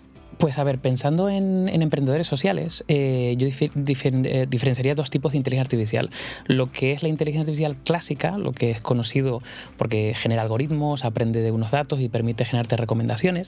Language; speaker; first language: Spanish; native; Spanish